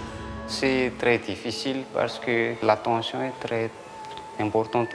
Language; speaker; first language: French; non-native, local second language; Malagasy